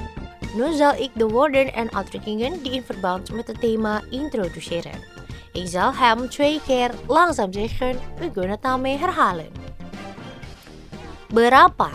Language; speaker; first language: Dutch; non-native, fluent; Indonesian